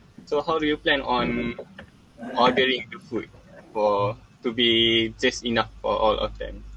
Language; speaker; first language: English; non-native, local second language; Malay